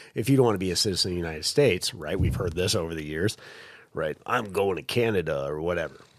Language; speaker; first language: English; native; English